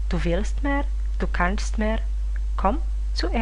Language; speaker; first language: German; non-native, fluent; Romanian